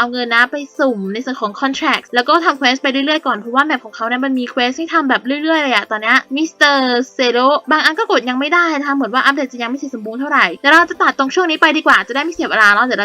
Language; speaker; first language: Thai; native; Thai